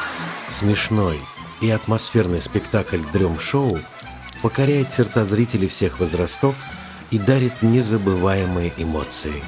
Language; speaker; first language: Russian; native; Russian